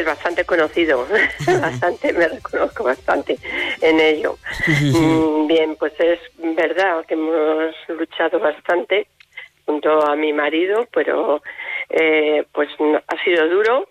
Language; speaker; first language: Spanish; native; Spanish